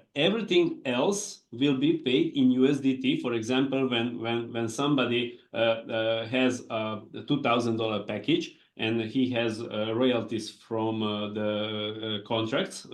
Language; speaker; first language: English; non-native, fluent; Hungarian